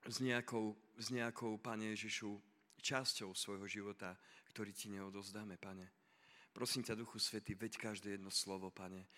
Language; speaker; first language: Slovak; native; Slovak